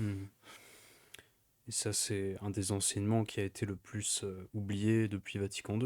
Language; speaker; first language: French; native; French